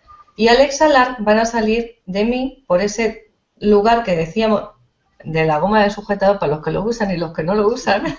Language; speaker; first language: Spanish; native; Spanish